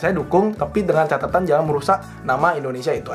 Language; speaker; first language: Indonesian; native; Indonesian